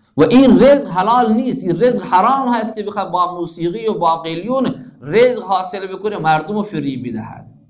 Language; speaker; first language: Persian; non-native, local second language; Baluchi